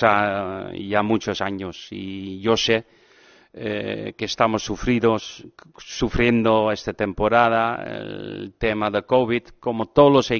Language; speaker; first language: Spanish; non-native, fluent; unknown